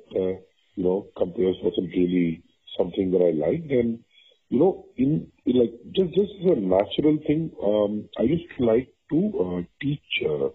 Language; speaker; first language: English; non-native, local second language; Tamil